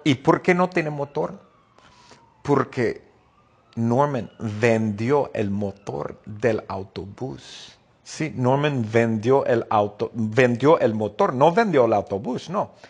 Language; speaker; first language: Spanish; non-native, fluent; English